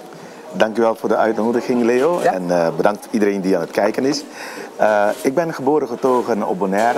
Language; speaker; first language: Dutch; non-native, local second language; Papiamento